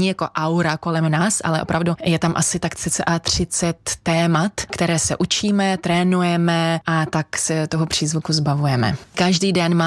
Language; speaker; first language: Czech; non-native, fluent; Russian